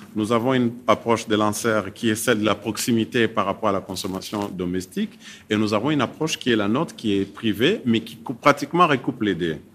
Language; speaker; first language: French; non-native, local second language; Swahili